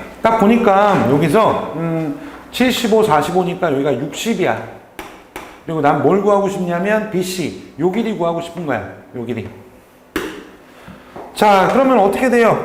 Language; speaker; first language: Korean; native; Korean